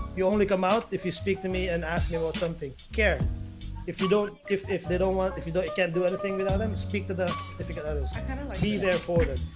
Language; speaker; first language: English; non-native, local second language; Cebuano